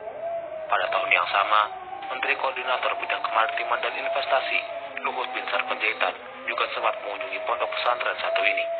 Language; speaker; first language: Indonesian; native; Indonesian